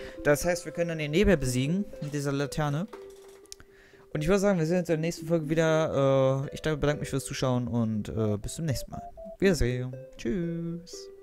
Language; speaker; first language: German; native; German